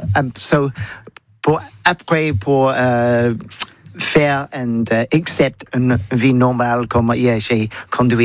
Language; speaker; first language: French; non-native, learner; English